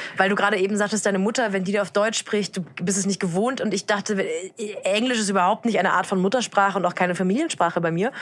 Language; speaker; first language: German; native; German